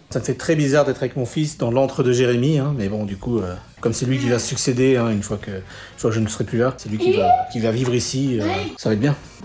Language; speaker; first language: French; native; French